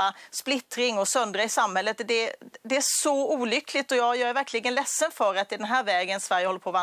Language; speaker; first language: Swedish; native; Swedish